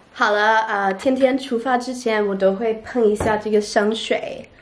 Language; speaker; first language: Chinese; non-native, fluent; English